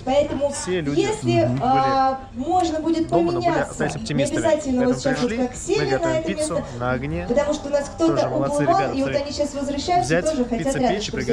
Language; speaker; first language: Russian; native; Russian